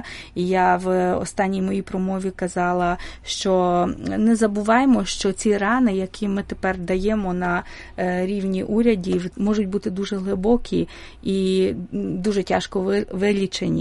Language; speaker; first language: Ukrainian; early bilingual, heritage; Ukrainian